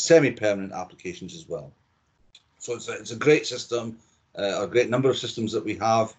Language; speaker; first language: English; native; English